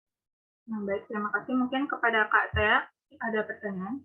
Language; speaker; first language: Indonesian; native; Indonesian